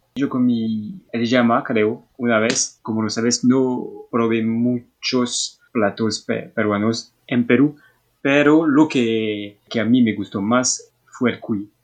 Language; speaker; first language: Spanish; non-native, learner; French